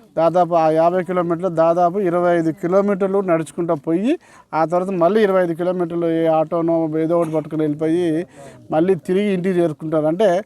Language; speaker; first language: Telugu; non-native, local second language; Koya